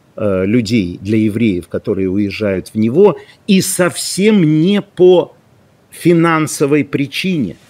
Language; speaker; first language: Russian; non-native, local second language; Ukrainian